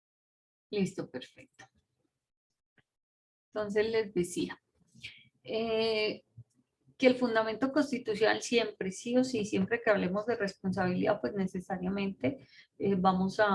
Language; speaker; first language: Spanish; native; Spanish